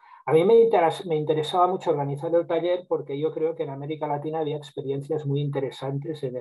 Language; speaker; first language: Spanish; native; Spanish